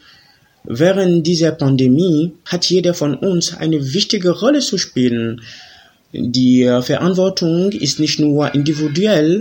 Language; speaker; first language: German; non-native, fluent; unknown